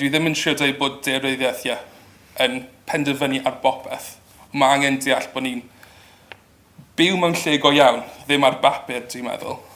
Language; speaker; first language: Welsh; native; Welsh